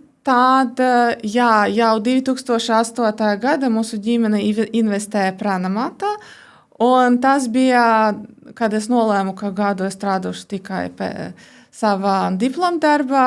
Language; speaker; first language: Latvian; non-native, local second language; Russian